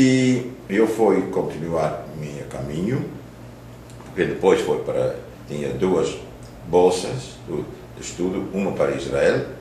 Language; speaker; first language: Portuguese; non-native, fluent; Dutch